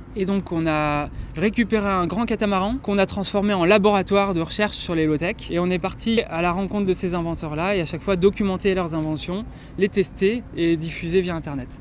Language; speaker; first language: French; native; French